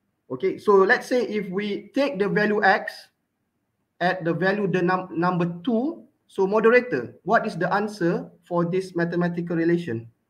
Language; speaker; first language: English; non-native, local second language; Malay